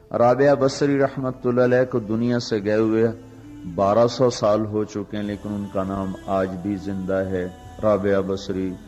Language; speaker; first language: Urdu; non-native, local second language; Punjabi